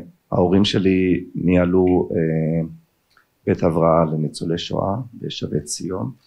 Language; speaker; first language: Hebrew; early bilingual, other home language; German